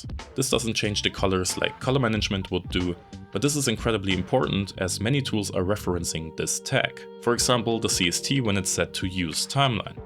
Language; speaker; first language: English; non-native, fluent; German